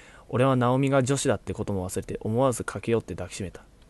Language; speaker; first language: Japanese; early bilingual, heritage; Japanese